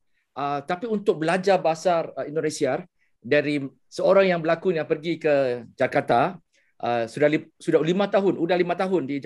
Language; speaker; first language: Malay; non-native, local second language; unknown